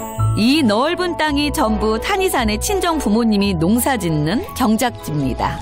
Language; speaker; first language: Korean; native; Korean